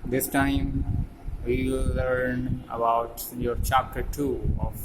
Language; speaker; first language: English; non-native, local second language; Hindi